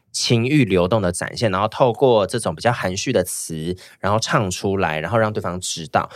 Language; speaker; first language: Chinese; native; Chinese